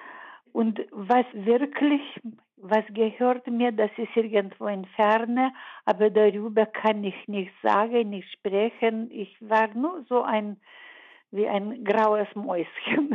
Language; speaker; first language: German; early bilingual, heritage; German